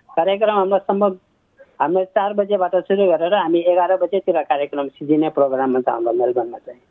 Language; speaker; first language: Nepali; non-native, local second language; Sherpa